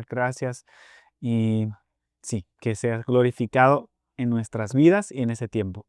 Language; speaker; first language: Spanish; non-native, fluent; English